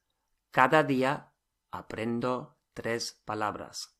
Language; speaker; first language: Spanish; non-native, fluent; English